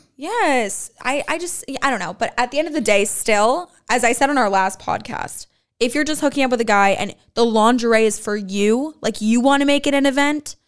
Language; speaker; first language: English; native; English